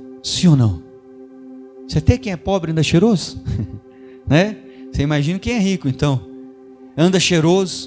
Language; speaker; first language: Portuguese; native; Portuguese